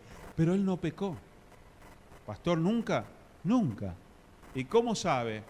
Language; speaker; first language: Spanish; native; Spanish